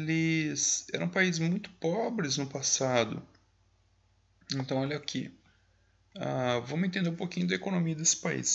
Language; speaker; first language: Portuguese; native; Portuguese